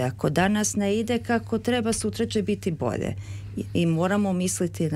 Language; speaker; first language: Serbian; early bilingual, heritage; Serbian